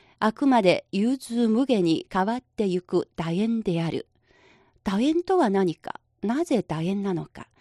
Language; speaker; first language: Japanese; non-native, fluent; Chinese